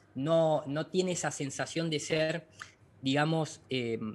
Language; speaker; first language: Spanish; native; Spanish